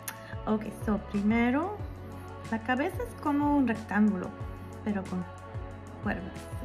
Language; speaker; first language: Spanish; early bilingual, heritage; Spanish